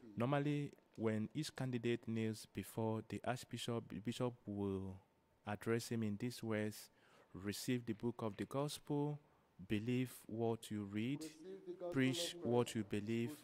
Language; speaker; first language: English; non-native, local second language; Igbo